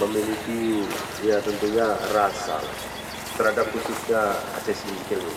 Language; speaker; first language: Indonesian; native; Indonesian